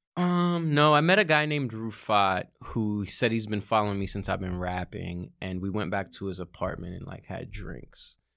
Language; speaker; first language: English; early bilingual, other home language; Russian